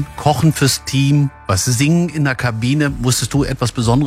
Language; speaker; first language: German; native; German